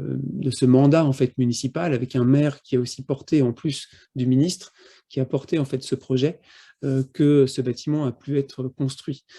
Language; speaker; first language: French; native; French